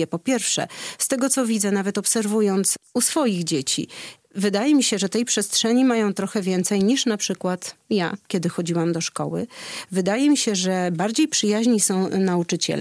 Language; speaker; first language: Polish; native; Polish